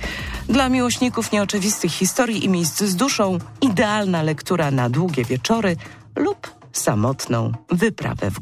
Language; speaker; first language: Polish; native; Polish